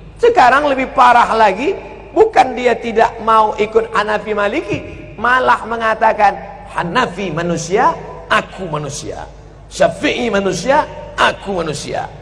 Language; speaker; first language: Indonesian; native; Indonesian